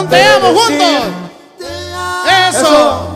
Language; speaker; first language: Spanish; native; Spanish